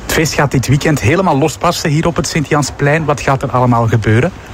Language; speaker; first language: Dutch; native; Dutch